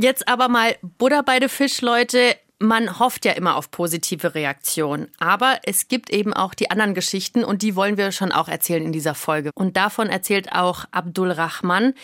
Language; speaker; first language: German; native; German